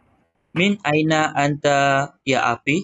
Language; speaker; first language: Arabic; non-native, learner; Malay